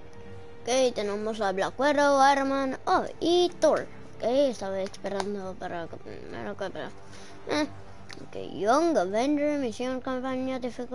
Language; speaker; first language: Spanish; early bilingual, heritage; English